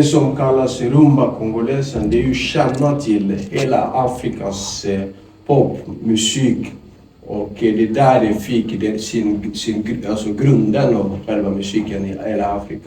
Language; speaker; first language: Swedish; non-native, fluent; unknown